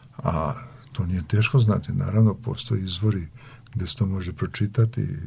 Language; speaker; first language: Serbian; native; Serbian